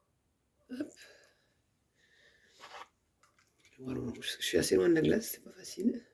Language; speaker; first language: French; native; French